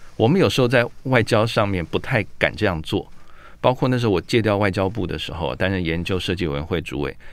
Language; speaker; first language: Chinese; native; Chinese